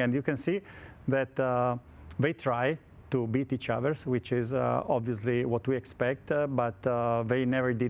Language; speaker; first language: English; non-native, fluent; Italian